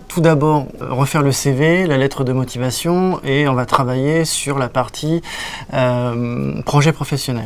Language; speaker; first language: French; native; French